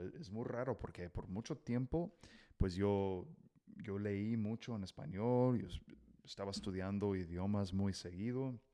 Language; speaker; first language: Spanish; non-native, fluent; English